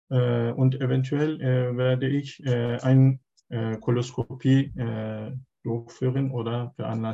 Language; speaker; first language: German; non-native, learner; Turkish